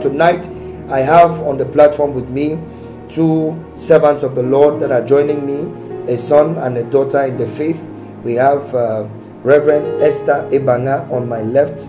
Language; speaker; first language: English; native; English